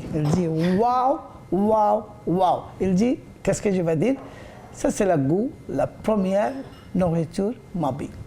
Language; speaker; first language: French; non-native, learner; Bangla